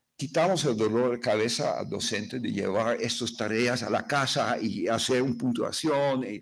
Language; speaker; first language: Spanish; non-native, fluent; Dutch